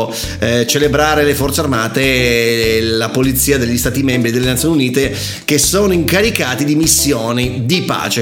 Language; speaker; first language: Italian; native; Italian